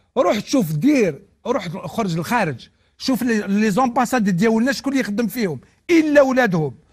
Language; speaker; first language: Arabic; non-native, local second language; Kabyle